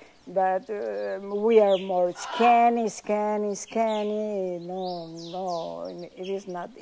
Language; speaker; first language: English; non-native, learner; Spanish